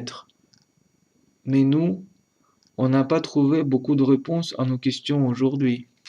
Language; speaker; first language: French; non-native, learner; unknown